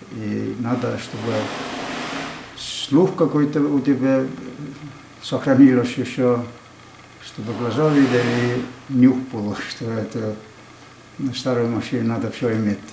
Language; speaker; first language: Russian; non-native, fluent; Estonian